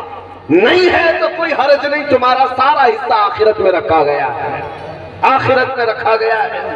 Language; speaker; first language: Urdu; native; Urdu